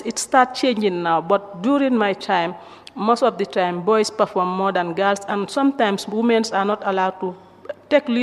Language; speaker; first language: English; non-native, local second language; Mandingo